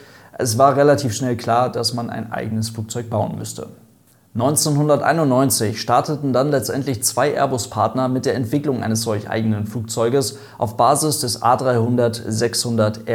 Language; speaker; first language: German; native; German